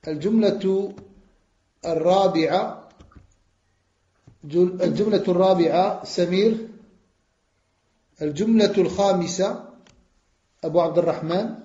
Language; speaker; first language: Arabic; non-native, fluent; French